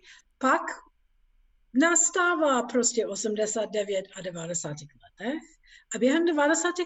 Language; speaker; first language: Czech; non-native, fluent; English